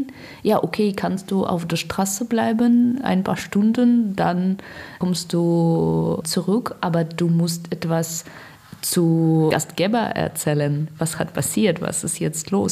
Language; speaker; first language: German; non-native, learner; Russian